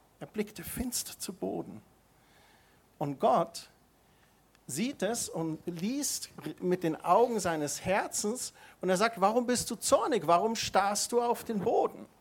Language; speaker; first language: German; native; German